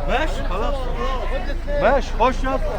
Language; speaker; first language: Arabic; native; Arabic